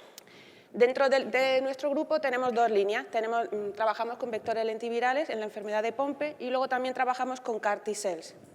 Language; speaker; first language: Spanish; native; Spanish